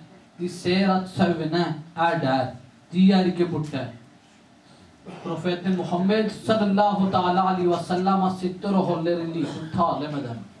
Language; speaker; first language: Norwegian; non-native, local second language; Urdu